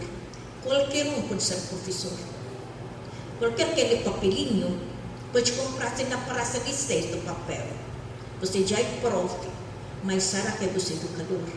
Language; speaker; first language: Portuguese; non-native, fluent; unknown